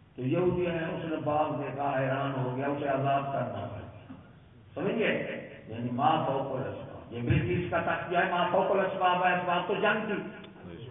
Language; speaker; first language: Urdu; non-native, local second language; Punjabi